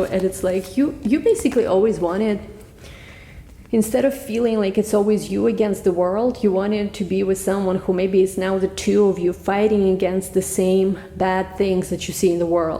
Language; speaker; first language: English; non-native, fluent; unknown